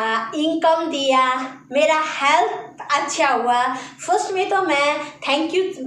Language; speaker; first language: Hindi; non-native, local second language; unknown